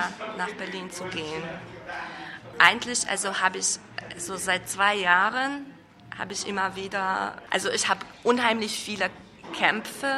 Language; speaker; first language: German; non-native, fluent; Hungarian